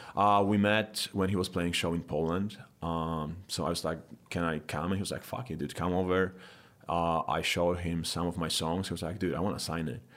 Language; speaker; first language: English; non-native, fluent; Polish